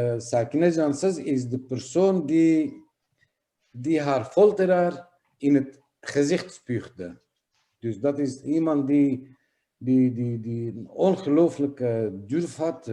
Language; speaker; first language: Dutch; non-native, fluent; Kurdish